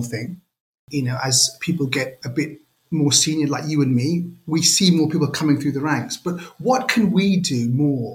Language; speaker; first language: English; native; English